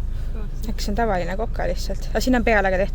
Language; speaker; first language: Estonian; native; Estonian